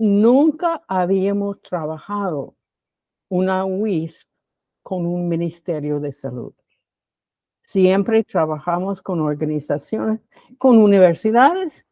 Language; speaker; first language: Spanish; non-native, fluent; English